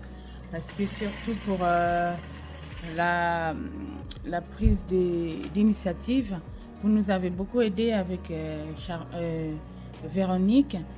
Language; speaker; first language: French; non-native, learner; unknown